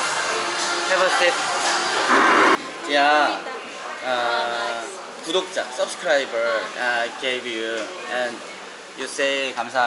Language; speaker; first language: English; non-native, learner; Korean